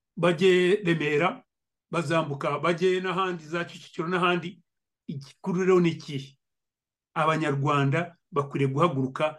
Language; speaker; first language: Kinyarwanda; native; Kinyarwanda